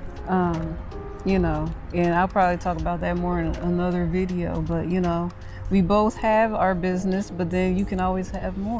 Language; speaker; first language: English; native; English